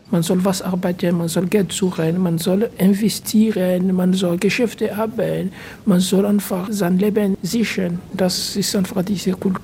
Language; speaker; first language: German; non-native, fluent; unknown